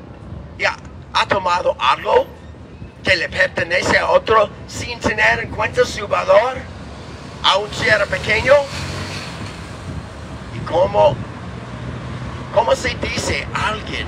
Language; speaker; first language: Spanish; non-native, learner; English